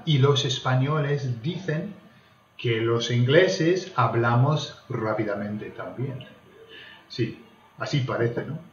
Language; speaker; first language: Spanish; non-native, fluent; English